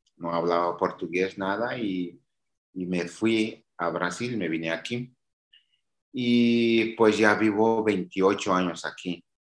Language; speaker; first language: Spanish; native; Spanish